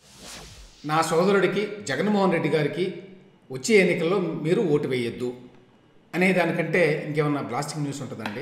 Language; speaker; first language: Telugu; native; Telugu